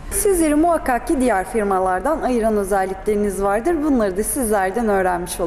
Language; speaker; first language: Turkish; native; Turkish